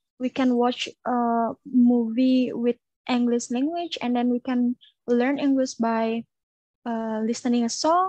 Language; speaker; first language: English; non-native, learner; Indonesian